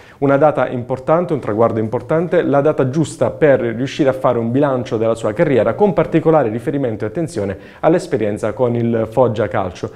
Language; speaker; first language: Italian; native; Italian